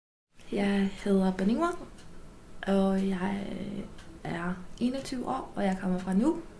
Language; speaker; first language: Danish; non-native, local second language; Kalaallisut